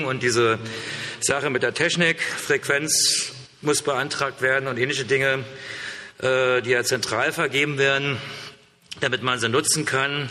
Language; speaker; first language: German; native; German